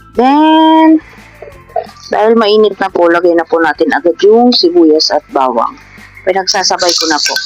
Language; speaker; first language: Filipino; non-native, local second language; Iloko